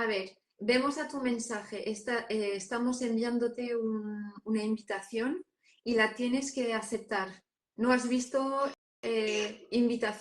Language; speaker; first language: Spanish; non-native, fluent; French